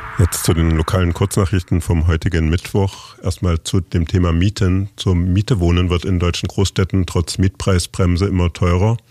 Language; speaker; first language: German; native; German